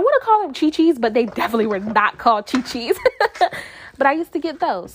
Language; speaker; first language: English; native; English